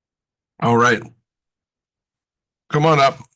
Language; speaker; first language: English; native; English